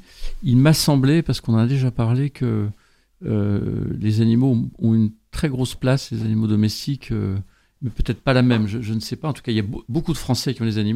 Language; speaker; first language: French; native; French